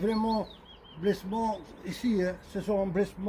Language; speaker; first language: French; non-native, learner; Dutch